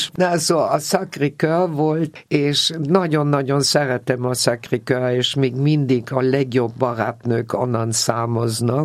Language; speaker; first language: Hungarian; non-native, fluent; German